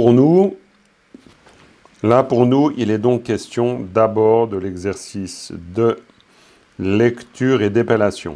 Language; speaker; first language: French; native; French